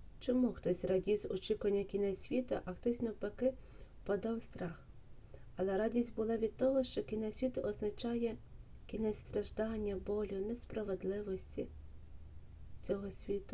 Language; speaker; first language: Ukrainian; native; Ukrainian